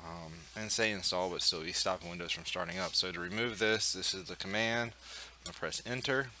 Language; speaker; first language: English; native; English